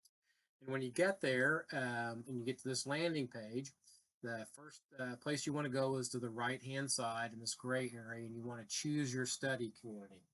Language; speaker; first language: English; native; English